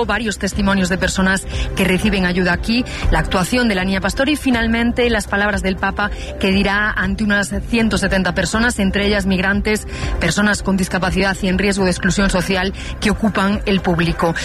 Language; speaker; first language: Spanish; native; Spanish